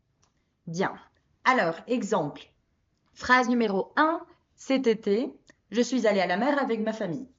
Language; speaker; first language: French; non-native, fluent; Spanish